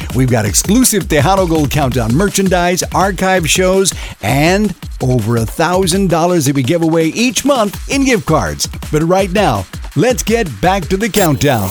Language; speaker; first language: English; early bilingual, other home language; Spanish